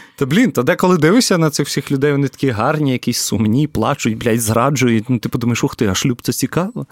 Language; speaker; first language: Ukrainian; native; Ukrainian